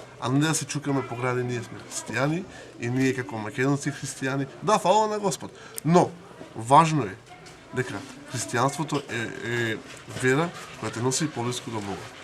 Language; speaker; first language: Macedonian; non-native, local second language; Romany